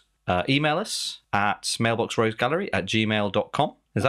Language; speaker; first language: English; native; English